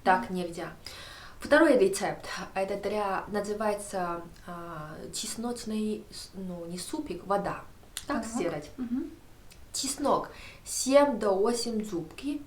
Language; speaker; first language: Russian; non-native, learner; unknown